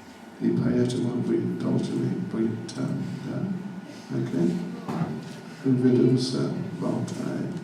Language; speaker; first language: Russian; non-native, learner; English